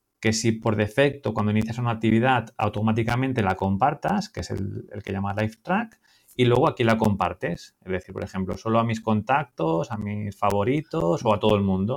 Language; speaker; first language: Spanish; native; Spanish